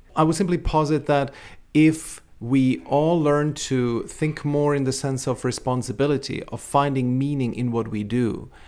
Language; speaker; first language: English; non-native, fluent; Czech